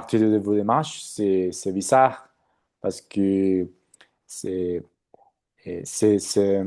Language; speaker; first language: French; non-native, learner; Spanish